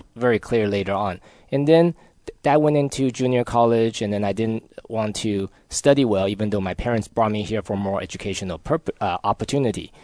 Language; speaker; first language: English; early bilingual, other home language; Chinese